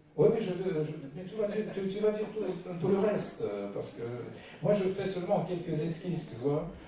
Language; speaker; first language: French; non-native, fluent; Russian